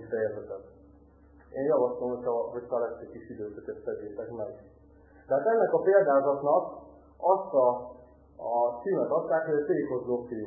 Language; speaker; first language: Hungarian; native; Hungarian